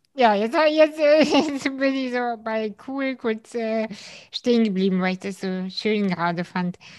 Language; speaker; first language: German; early bilingual, other home language; Russian